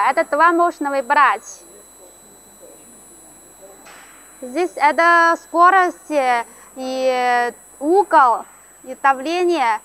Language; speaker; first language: Russian; non-native, learner; Chinese